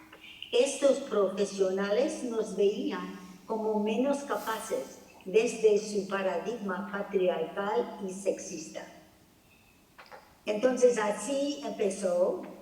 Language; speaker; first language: Spanish; non-native, fluent; English